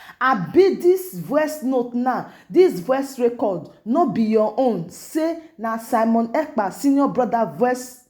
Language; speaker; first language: Nigerian Pidgin; non-native, local second language; Igbo